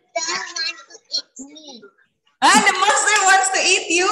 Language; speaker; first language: English; non-native, fluent; Indonesian